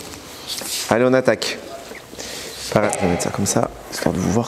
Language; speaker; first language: French; native; French